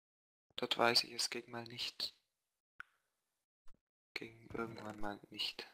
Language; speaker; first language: German; native; German